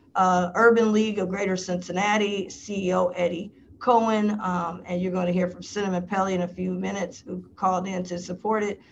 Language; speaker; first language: English; native; English